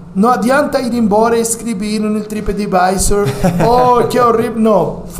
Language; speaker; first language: Portuguese; non-native, learner; Spanish